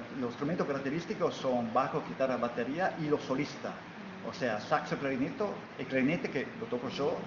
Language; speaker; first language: Spanish; non-native, fluent; Italian